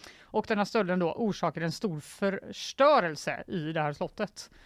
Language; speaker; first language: Swedish; native; Swedish